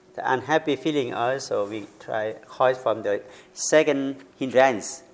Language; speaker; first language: English; non-native, learner; Thai